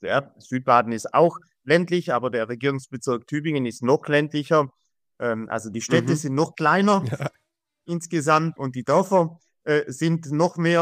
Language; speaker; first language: German; native; German